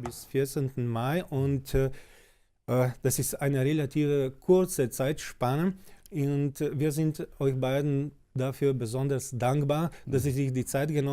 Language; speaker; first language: German; non-native, fluent; Slovenian